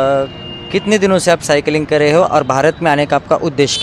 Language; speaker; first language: Hindi; non-native, local second language; Marathi